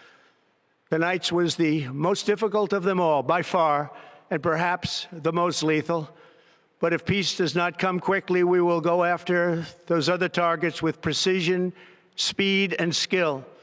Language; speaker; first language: English; native; English